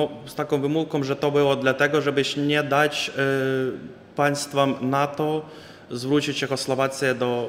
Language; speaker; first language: Polish; non-native, fluent; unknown